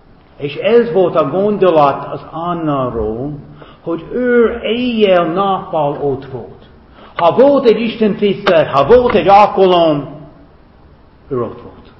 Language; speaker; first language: Hungarian; non-native, fluent; English